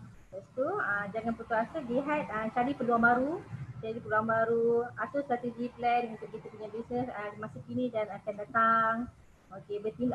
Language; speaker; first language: Malay; native; Malay